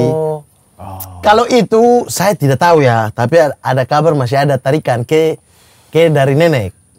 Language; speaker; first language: Indonesian; native; Indonesian